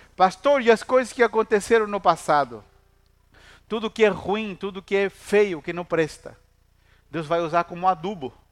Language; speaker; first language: Portuguese; non-native, fluent; Spanish